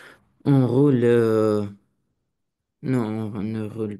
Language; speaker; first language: French; non-native, learner; Romanian